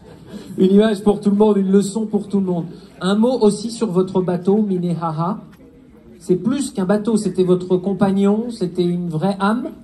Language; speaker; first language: French; native; French